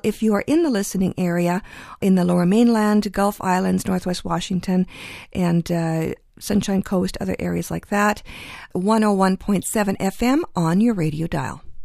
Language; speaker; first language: English; early bilingual, other home language; Ukrainian